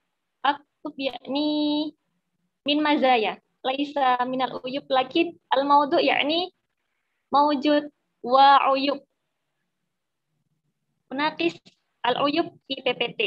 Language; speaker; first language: Arabic; non-native, learner; Indonesian